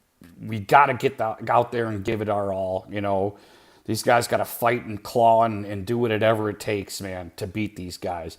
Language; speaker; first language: English; native; English